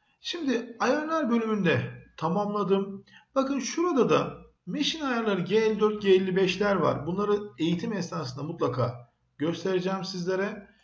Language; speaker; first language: Turkish; native; Turkish